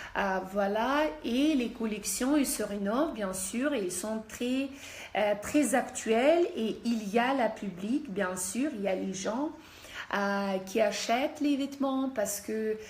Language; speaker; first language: French; non-native, fluent; Russian